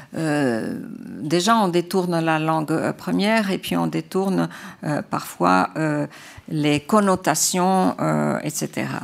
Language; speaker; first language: French; non-native, fluent; Croatian